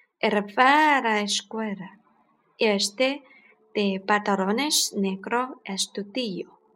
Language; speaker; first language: Spanish; non-native, learner; Chinese